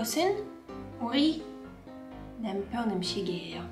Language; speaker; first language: Korean; non-native, learner; Russian